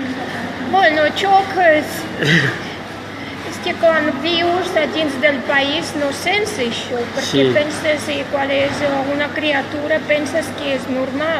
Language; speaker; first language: Catalan; non-native, fluent; Russian